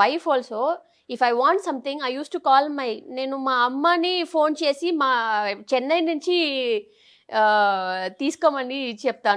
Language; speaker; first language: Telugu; non-native, fluent; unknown